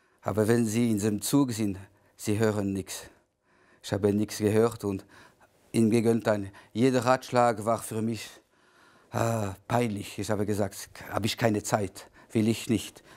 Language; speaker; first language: German; non-native, local second language; French